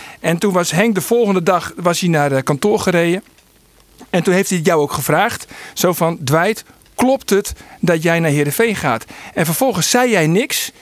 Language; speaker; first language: Dutch; non-native, local second language; Western Frisian